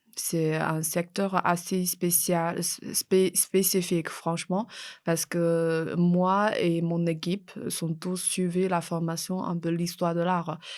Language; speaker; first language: French; non-native, fluent; Chinese